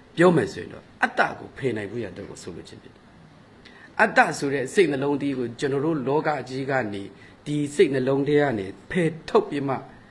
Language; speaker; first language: Burmese; non-native, local second language; Kachin